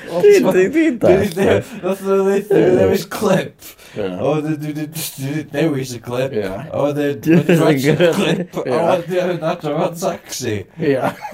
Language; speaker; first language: Welsh; native; Welsh